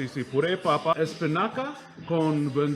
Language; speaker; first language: Spanish; non-native, learner; English